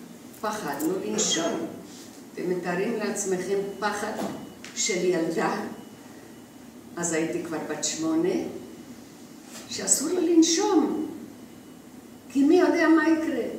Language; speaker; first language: Hebrew; non-native, fluent; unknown